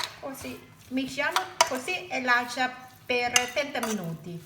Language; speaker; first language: Italian; non-native, learner; Thai